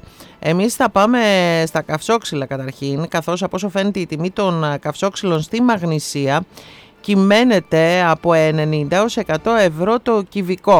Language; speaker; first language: Greek; native; Greek